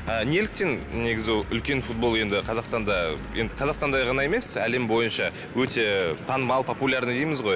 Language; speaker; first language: Kazakh; native; Kazakh